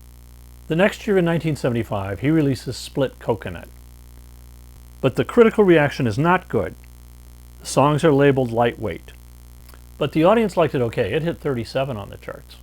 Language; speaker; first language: English; native; English